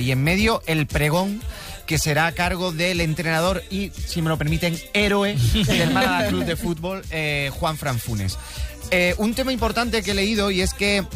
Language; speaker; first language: Spanish; native; Spanish